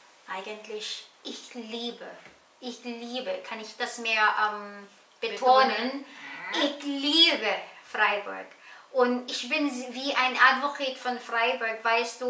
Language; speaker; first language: German; non-native, learner; Filipino